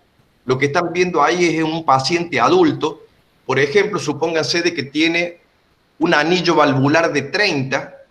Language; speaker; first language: Spanish; native; Spanish